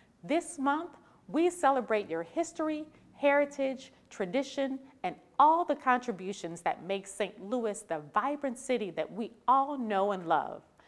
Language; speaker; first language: English; native; English